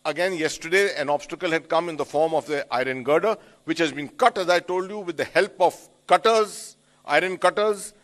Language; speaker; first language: English; non-native, local second language; Hindi